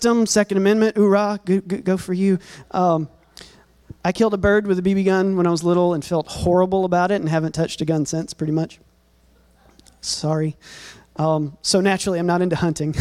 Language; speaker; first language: English; native; English